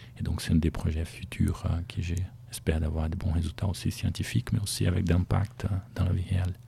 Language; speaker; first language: French; non-native, fluent; Portuguese